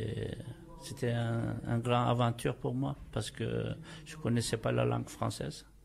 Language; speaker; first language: French; non-native, fluent; Turkish